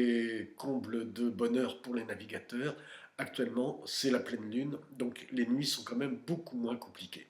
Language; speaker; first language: French; native; French